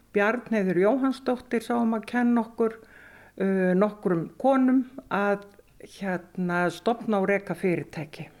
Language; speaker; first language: Icelandic; native; Icelandic